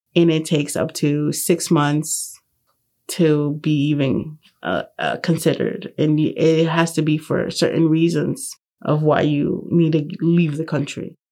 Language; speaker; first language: English; early bilingual, other home language; Spanish